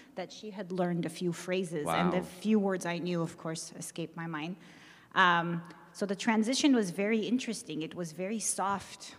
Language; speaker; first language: English; early bilingual, other home language; Armenian